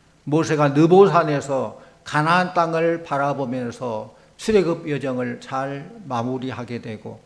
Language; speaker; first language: Korean; native; Korean